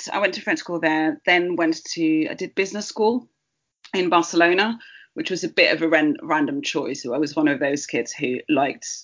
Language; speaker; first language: English; early bilingual, heritage; Spanish